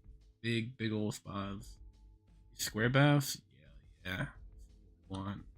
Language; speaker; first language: English; native; English